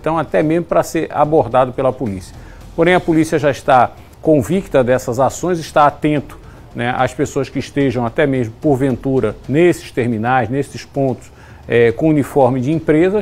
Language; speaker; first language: Portuguese; native; Portuguese